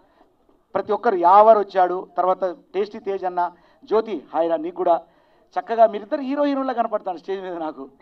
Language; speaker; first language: Telugu; native; Telugu